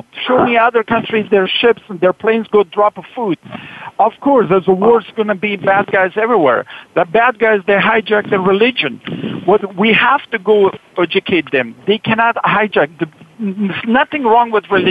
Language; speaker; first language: English; non-native, fluent; Persian